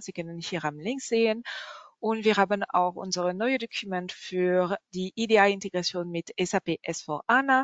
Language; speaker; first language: German; non-native, learner; French